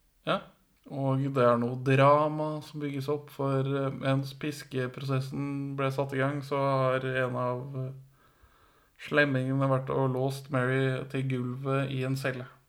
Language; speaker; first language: Norwegian; native; Norwegian